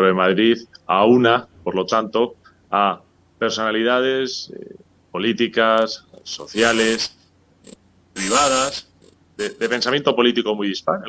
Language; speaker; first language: Spanish; native; Spanish